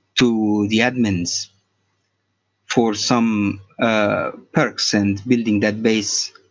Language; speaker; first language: English; non-native, fluent; Arabic